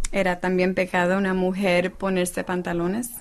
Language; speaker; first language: Spanish; non-native, fluent; English